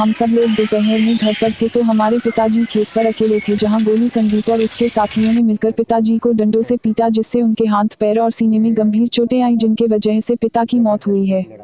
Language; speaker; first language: Hindi; native; Hindi